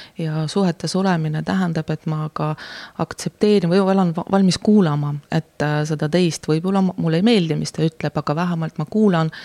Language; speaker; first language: Estonian; non-native, local second language; Russian